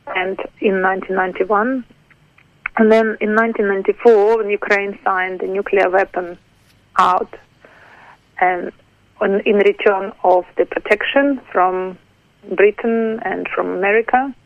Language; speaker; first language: English; non-native, fluent; Ukrainian